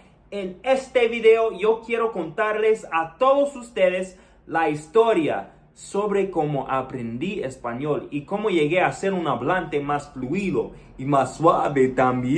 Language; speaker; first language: Spanish; non-native, fluent; English